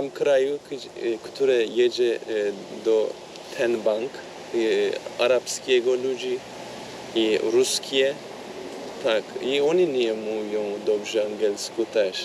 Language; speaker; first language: Polish; non-native, learner; Turkish